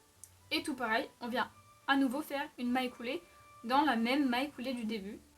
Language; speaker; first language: French; native; French